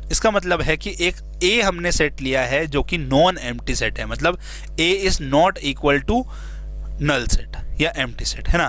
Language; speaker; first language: Hindi; native; Hindi